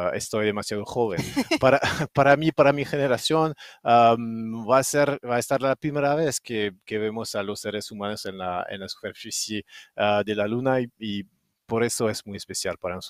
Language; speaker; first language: Spanish; non-native, fluent; French